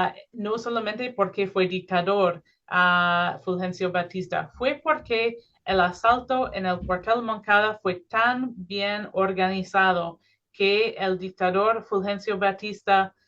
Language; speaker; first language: Spanish; non-native, fluent; English